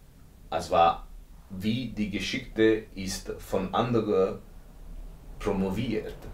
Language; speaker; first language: German; non-native, learner; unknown